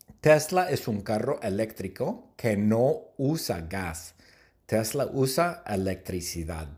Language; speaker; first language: Spanish; non-native, fluent; English